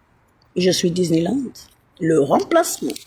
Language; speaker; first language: French; non-native, learner; Italian